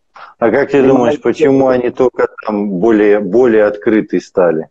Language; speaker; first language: Russian; native; Russian